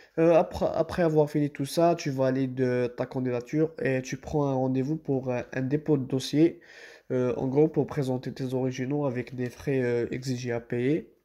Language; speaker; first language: French; non-native, local second language; Arabic